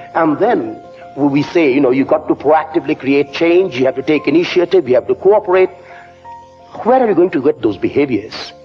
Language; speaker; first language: English; non-native, local second language; Bangla